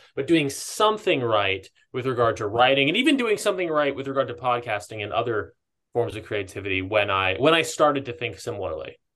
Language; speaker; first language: English; native; English